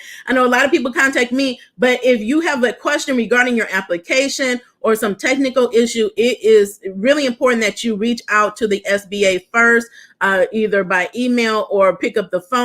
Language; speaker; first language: English; native; English